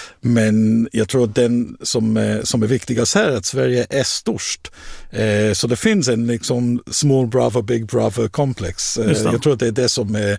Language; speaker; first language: Swedish; non-native, fluent; Hebrew